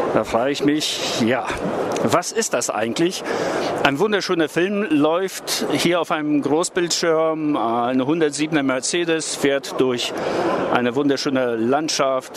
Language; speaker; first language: German; native; German